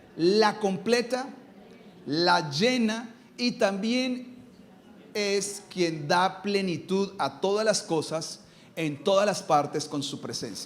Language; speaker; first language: Spanish; native; Spanish